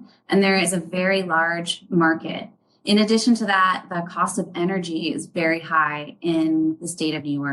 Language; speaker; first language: English; native; English